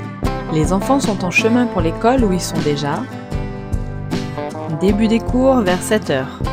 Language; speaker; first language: French; native; French